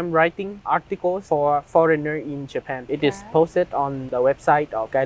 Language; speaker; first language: English; non-native, fluent; Vietnamese